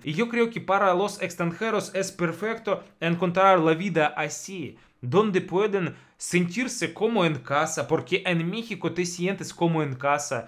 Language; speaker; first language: Spanish; non-native, fluent; Russian